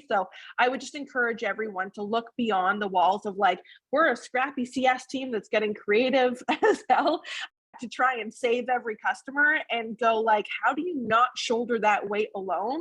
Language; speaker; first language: English; native; English